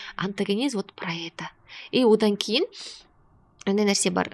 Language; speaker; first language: Russian; non-native, local second language; Kazakh